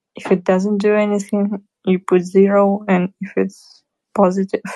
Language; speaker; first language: English; non-native, fluent; Russian